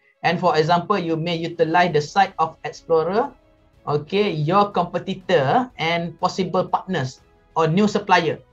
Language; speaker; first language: English; non-native, local second language; Malay